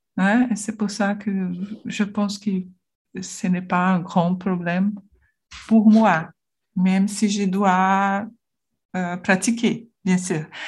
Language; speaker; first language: French; non-native, learner; Portuguese